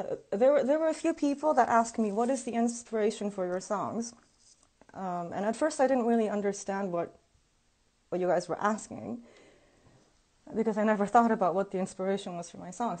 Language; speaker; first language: English; early bilingual, other home language; Japanese